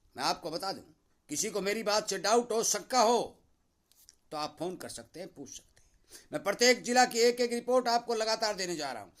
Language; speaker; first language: Hindi; native; Hindi